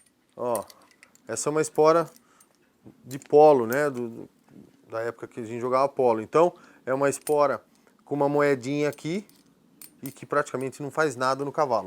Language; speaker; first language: Portuguese; native; Portuguese